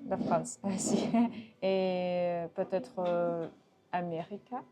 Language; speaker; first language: French; non-native, learner; Russian